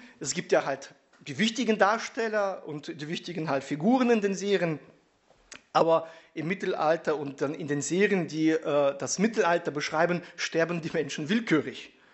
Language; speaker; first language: German; non-native, fluent; Russian